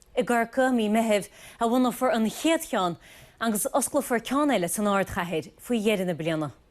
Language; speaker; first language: Irish; native; Irish